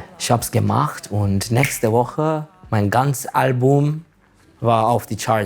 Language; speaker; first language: German; non-native, learner; Turkish